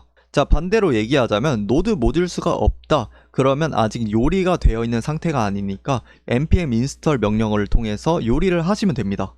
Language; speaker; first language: Korean; native; Korean